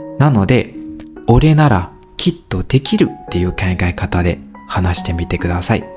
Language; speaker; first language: Japanese; non-native, learner; Burmese